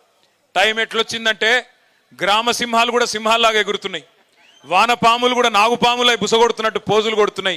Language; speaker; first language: Telugu; native; Telugu